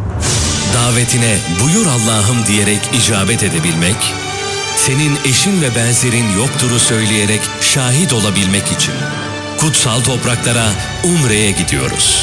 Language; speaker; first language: Turkish; native; Turkish